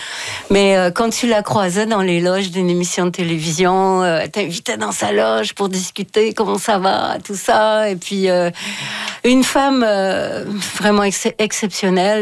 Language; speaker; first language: French; native; French